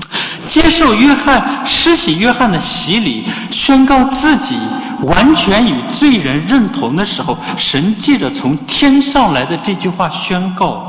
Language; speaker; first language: Chinese; native; Chinese